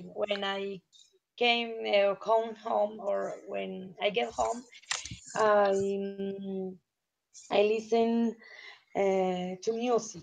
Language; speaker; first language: English; non-native, learner; Spanish